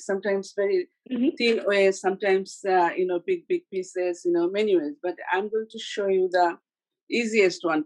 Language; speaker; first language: English; non-native, fluent; Bangla